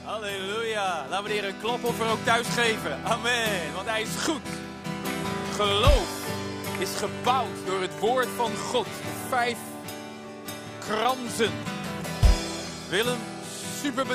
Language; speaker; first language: Dutch; native; Dutch